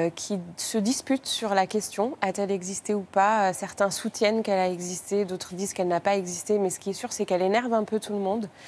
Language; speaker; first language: French; non-native, local second language; Arabic